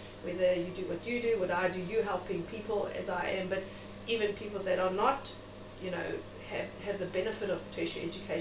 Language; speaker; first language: English; native; English